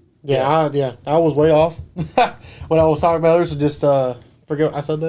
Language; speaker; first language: English; native; English